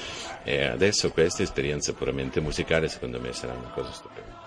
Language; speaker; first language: Italian; non-native, fluent; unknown